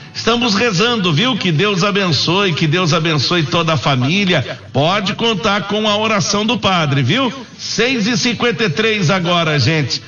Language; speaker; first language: Portuguese; native; Portuguese